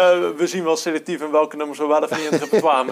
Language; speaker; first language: Dutch; native; Dutch